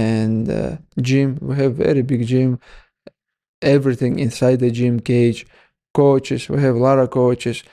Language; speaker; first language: English; non-native, learner; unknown